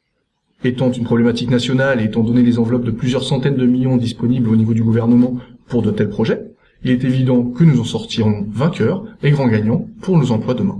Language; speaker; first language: French; native; French